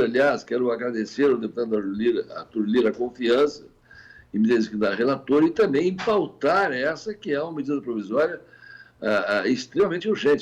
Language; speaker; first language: Portuguese; native; Portuguese